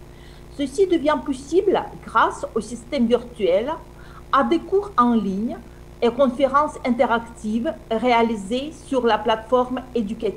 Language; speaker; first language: French; non-native, fluent; Russian